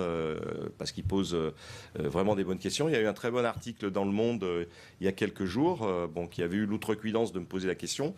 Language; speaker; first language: French; native; French